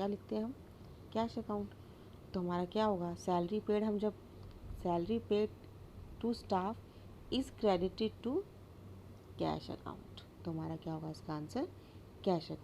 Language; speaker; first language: Hindi; native; Hindi